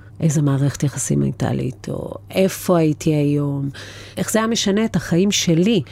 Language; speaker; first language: Hebrew; native; Hebrew